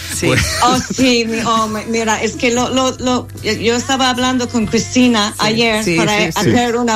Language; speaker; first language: Spanish; non-native, fluent; English